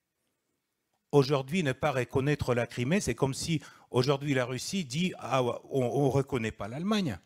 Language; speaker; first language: French; non-native, fluent; Russian